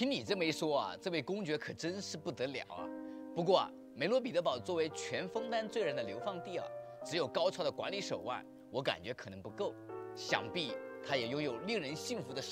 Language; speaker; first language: Chinese; native; Chinese